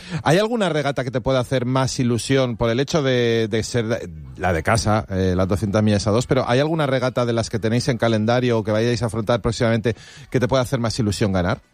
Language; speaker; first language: Spanish; native; Spanish